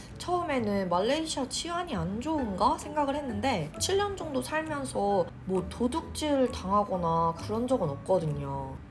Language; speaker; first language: Korean; native; Korean